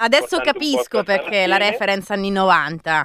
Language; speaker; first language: Italian; native; Italian